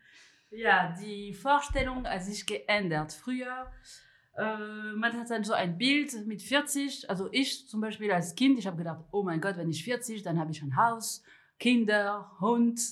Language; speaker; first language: German; non-native, fluent; French